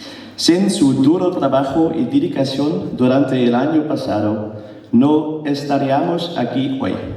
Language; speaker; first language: Spanish; non-native, learner; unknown